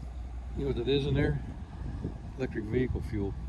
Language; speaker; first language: English; native; English